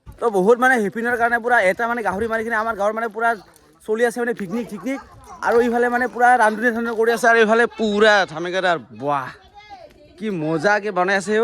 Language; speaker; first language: Assamese; non-native, local second language; Garo